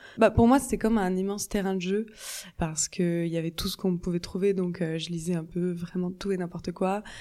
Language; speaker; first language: French; native; French